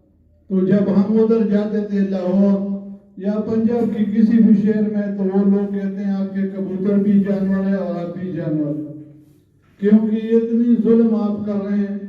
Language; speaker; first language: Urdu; non-native, local second language; Pashto